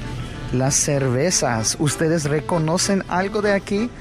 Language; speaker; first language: Spanish; non-native, fluent; Russian